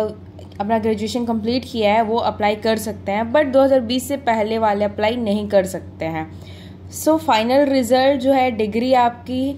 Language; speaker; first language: Hindi; native; Hindi